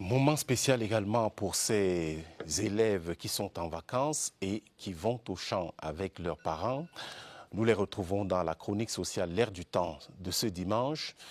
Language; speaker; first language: French; native; French